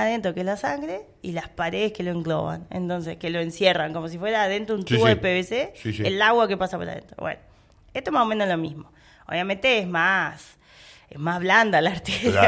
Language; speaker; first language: Spanish; native; Spanish